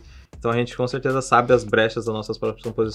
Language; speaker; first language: Portuguese; native; Portuguese